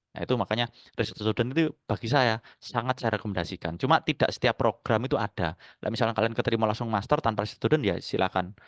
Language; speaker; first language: Indonesian; native; Indonesian